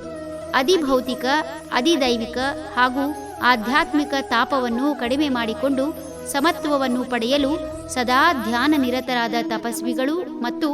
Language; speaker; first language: Kannada; native; Kannada